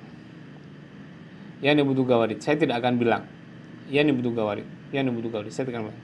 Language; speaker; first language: Indonesian; native; Indonesian